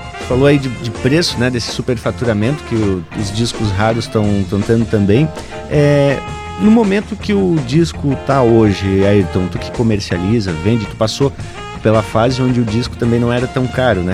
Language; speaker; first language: Portuguese; native; Portuguese